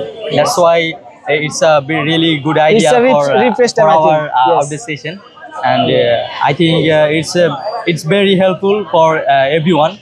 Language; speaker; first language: English; non-native, learner; Bangla